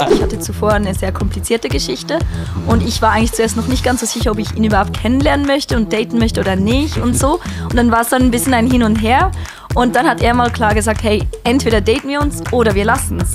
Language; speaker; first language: German; native; German